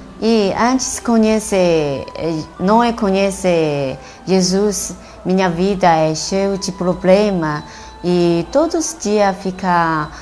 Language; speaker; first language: Portuguese; non-native, learner; Chinese